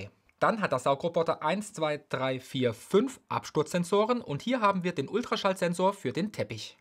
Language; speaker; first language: German; native; German